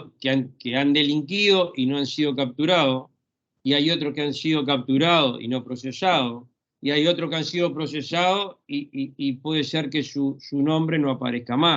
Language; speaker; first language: Spanish; native; Spanish